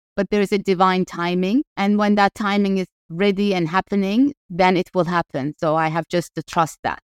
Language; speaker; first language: English; non-native, fluent; Turkish